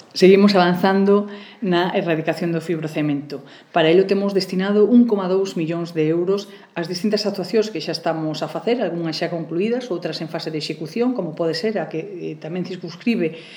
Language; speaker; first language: Galician; non-native, local second language; Spanish